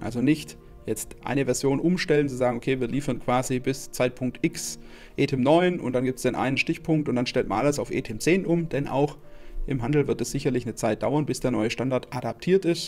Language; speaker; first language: German; native; German